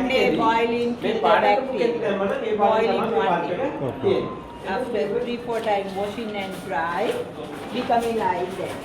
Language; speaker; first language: English; non-native, learner; Sinhala